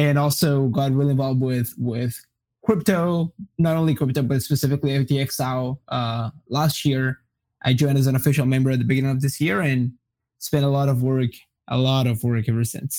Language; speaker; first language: English; non-native, fluent; Portuguese